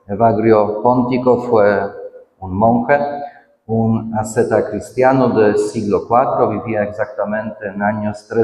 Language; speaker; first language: Spanish; non-native, fluent; Polish